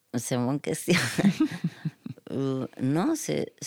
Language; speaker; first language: French; non-native, fluent; Spanish